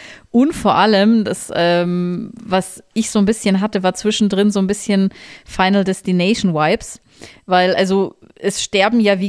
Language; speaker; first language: German; native; German